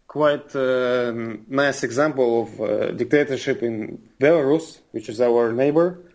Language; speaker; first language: English; non-native, fluent; Russian